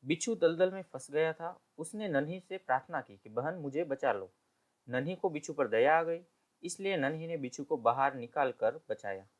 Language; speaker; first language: Hindi; non-native, local second language; Gujarati